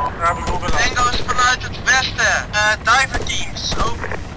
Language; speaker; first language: Dutch; native; Dutch